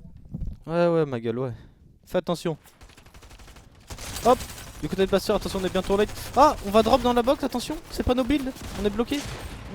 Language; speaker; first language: French; native; French